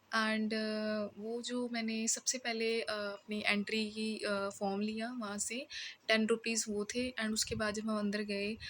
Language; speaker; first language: Hindi; non-native, local second language; Punjabi